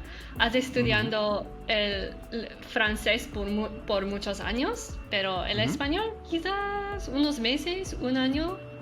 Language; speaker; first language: Spanish; non-native, learner; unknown